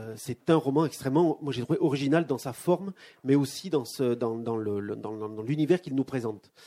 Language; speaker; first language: French; native; French